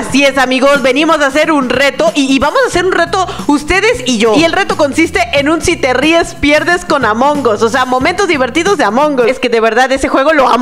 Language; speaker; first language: Spanish; native; Spanish